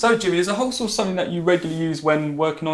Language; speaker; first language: English; native; English